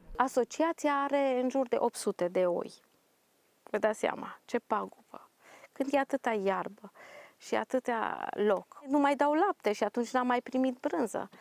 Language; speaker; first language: Romanian; native; Romanian